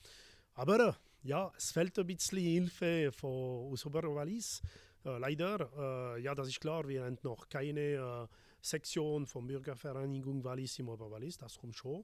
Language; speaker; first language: German; non-native, local second language; French